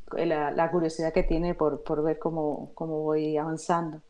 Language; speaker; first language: Spanish; native; Spanish